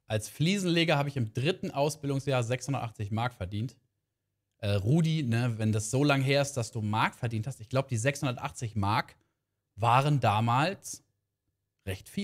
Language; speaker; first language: German; native; German